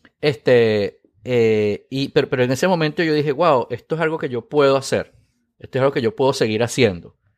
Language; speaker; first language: Spanish; native; Spanish